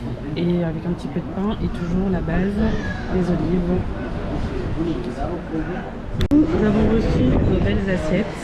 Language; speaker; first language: French; native; French